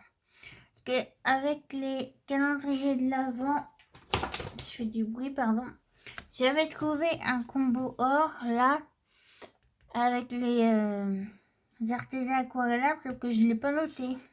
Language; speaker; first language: French; native; French